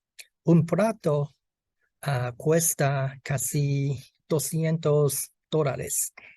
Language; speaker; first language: Spanish; non-native, learner; Chinese